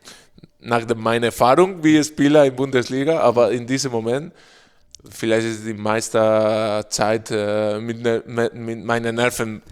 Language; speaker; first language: German; non-native, learner; Spanish